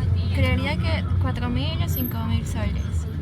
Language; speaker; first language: Spanish; native; Spanish